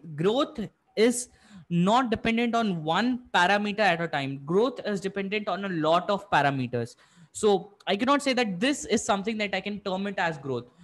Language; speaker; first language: English; non-native, local second language; Hindi